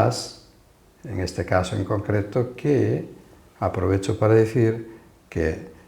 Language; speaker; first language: Spanish; native; Spanish